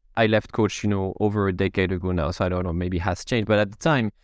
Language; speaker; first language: English; non-native, fluent; French